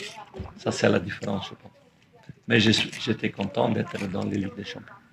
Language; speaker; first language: French; non-native, fluent; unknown